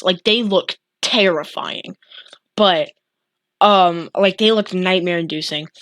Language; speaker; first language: English; native; English